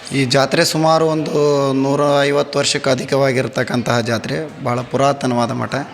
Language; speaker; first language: Kannada; native; Kannada